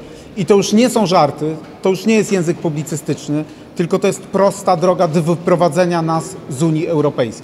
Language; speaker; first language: Polish; native; Polish